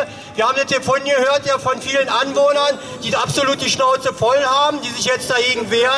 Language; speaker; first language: German; native; German